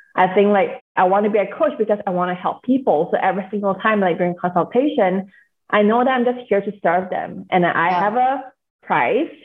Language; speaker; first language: English; native; English